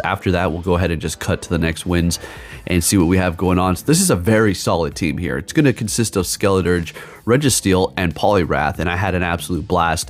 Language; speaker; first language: English; native; English